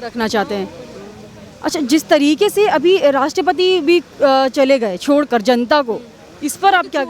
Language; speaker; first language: Hindi; native; Hindi